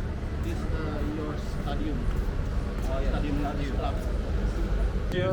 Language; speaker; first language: English; non-native, learner; Indonesian